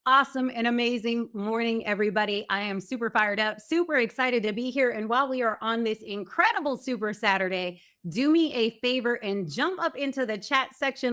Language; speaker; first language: English; native; English